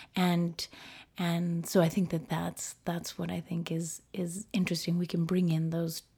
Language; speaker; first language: English; early bilingual, other home language; Spanish